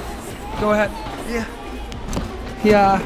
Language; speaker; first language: English; non-native, learner; Indonesian